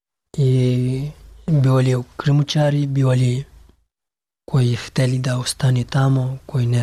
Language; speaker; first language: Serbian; non-native, learner; Pashto